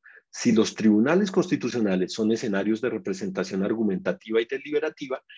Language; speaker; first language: Spanish; native; Spanish